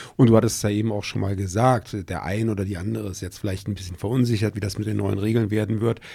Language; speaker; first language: German; native; German